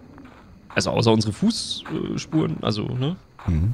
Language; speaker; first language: German; native; German